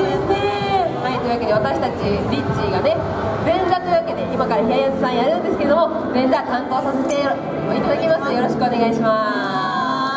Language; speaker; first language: Japanese; native; Japanese